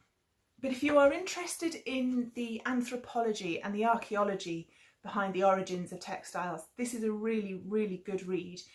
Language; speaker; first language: English; native; English